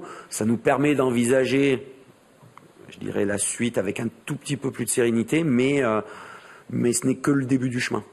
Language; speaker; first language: French; native; French